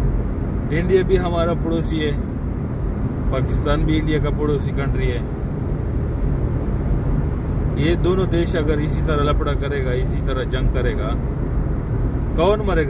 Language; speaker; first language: Hindi; non-native, local second language; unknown